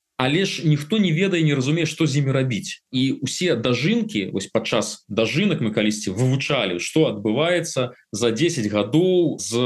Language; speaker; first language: Belarusian; native; Belarusian